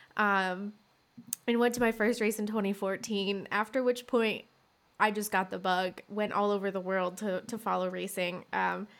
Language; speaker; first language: English; native; English